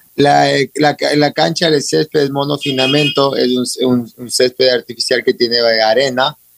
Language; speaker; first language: Spanish; native; Spanish